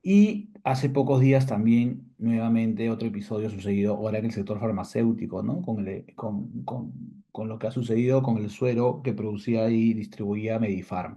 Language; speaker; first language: Spanish; native; Spanish